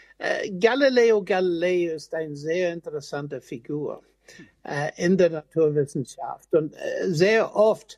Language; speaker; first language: German; non-native, fluent; English